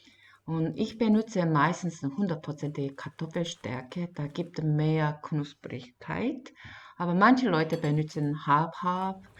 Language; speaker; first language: German; non-native, fluent; Korean